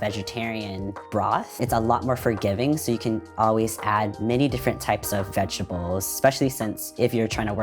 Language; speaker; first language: English; early bilingual, other home language; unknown